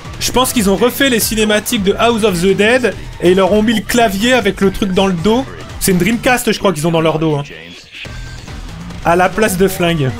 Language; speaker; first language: French; native; French